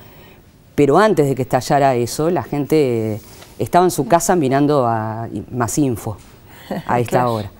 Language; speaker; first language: Spanish; native; Spanish